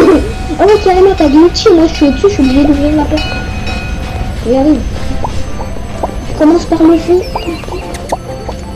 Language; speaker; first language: French; native; French